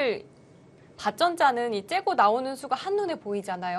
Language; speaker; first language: Korean; native; Korean